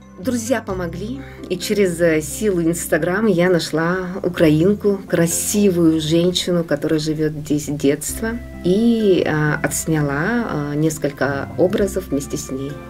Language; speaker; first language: Russian; non-native, local second language; Yakut